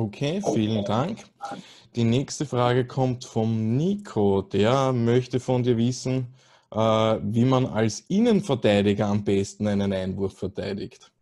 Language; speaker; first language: German; native; German